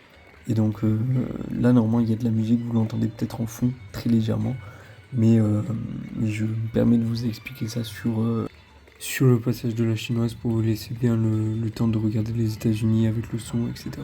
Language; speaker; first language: French; native; French